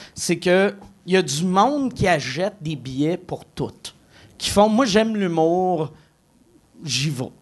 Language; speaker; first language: French; native; French